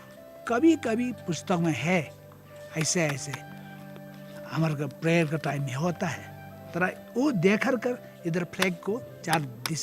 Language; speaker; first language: Hindi; non-native, local second language; Nepali